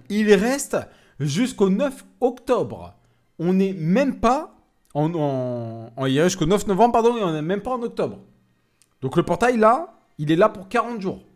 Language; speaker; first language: French; native; French